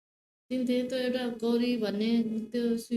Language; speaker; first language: Nepali; native; Nepali